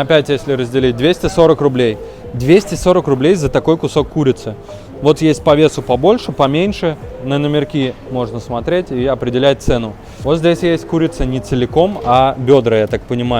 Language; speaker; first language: Russian; native; Russian